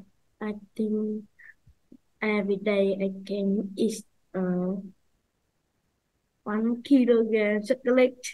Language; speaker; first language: English; non-native, learner; Vietnamese